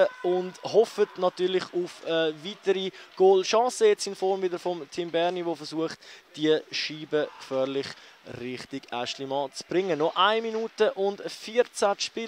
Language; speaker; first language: German; native; German